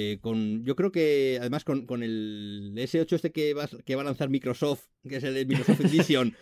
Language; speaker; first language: Spanish; native; Spanish